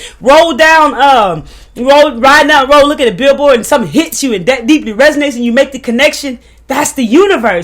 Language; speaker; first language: English; native; English